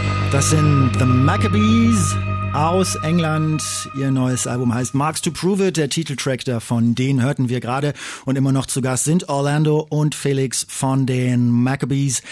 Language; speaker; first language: German; native; German